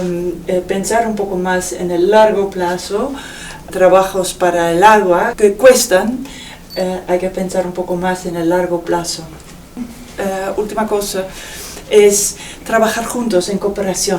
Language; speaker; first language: Spanish; non-native, fluent; Dutch